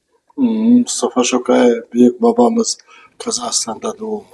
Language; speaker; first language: Turkish; non-native, learner; Kazakh